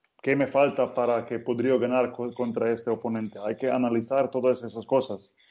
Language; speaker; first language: Spanish; non-native, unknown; Slovenian